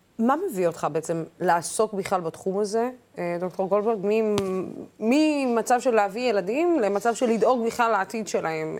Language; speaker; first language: Hebrew; non-native, local second language; Arabic